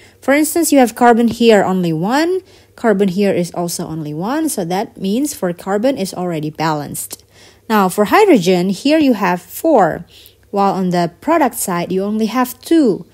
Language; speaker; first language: English; non-native, fluent; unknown